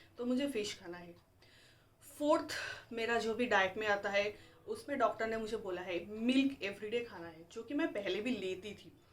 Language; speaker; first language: Hindi; non-native, local second language; Bangla